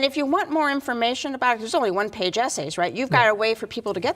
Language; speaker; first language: English; native; English